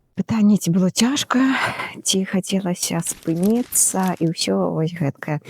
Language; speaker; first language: Belarusian; non-native, local second language; Russian